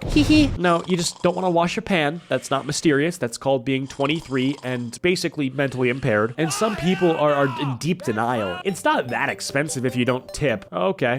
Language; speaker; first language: English; native; English